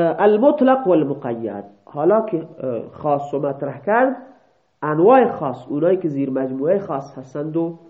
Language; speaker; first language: Persian; non-native, local second language; Baluchi